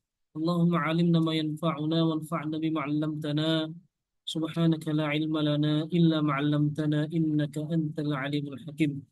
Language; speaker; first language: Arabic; non-native, fluent; Indonesian